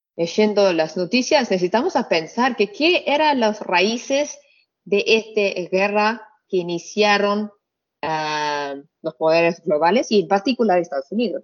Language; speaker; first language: Spanish; non-native, fluent; Arabic